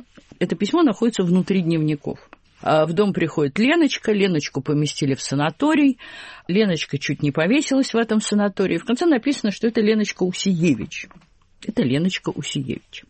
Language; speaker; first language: Russian; native; Russian